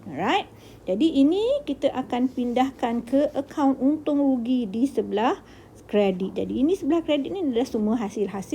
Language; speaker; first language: Malay; native; Malay